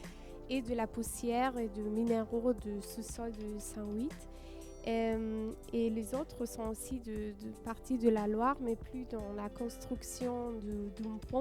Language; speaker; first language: French; non-native, fluent; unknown